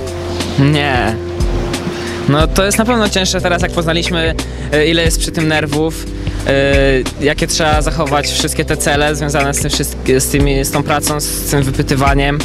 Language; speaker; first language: Polish; native; Polish